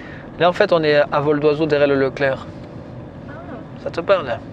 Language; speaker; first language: French; native; French